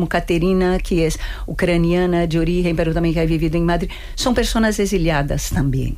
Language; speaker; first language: Spanish; non-native, fluent; Portuguese